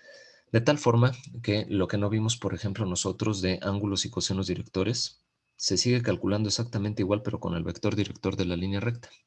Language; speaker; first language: Spanish; native; Spanish